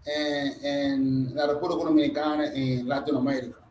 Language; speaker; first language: Spanish; non-native, fluent; English